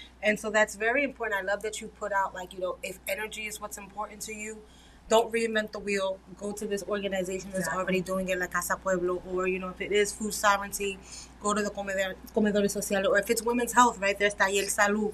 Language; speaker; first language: English; early bilingual, other home language; Spanish